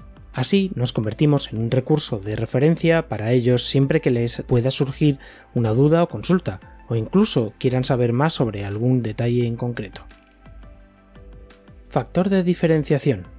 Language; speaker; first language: Spanish; native; Spanish